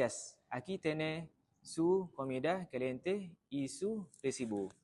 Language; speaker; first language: Spanish; non-native, learner; Malay